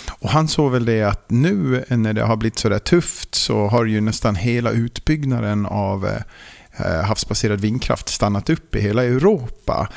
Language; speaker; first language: Swedish; native; Swedish